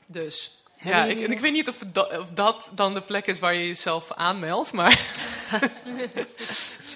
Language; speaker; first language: Dutch; non-native, fluent; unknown